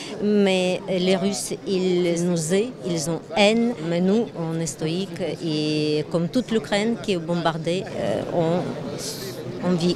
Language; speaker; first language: French; non-native, fluent; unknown